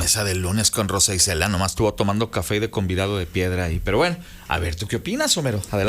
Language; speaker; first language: Spanish; native; Spanish